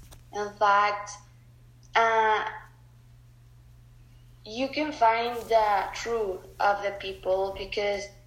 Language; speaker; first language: English; non-native, learner; Spanish